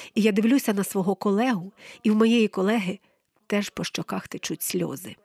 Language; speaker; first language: Ukrainian; non-native, fluent; English